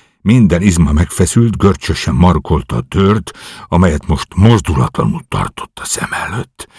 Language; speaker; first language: Hungarian; native; Hungarian